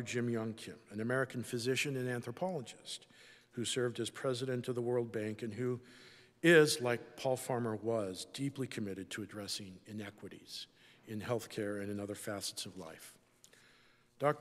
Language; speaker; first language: English; native; English